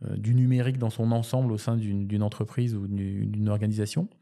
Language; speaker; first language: French; native; French